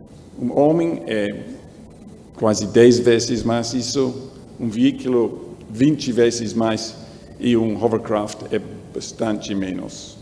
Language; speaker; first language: Portuguese; non-native, learner; English